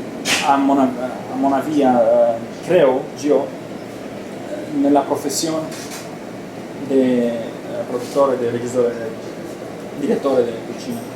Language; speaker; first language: Spanish; non-native, learner; Romanian